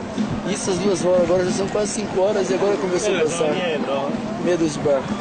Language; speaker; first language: Portuguese; native; Portuguese